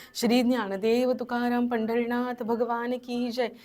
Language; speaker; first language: Hindi; non-native, local second language; Marathi